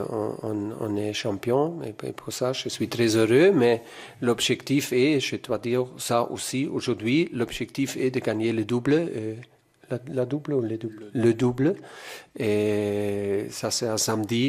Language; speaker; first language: French; non-native, fluent; German